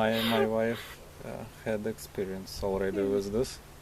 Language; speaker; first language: English; non-native, learner; Ukrainian